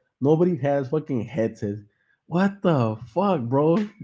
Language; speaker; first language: English; early bilingual, other home language; Spanish